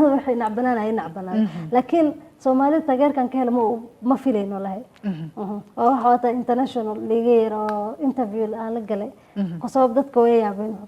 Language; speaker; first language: Somali; early bilingual, heritage; Somali